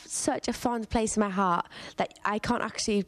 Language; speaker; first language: English; native; English